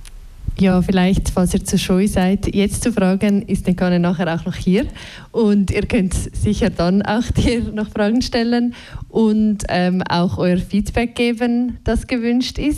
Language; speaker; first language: German; native; German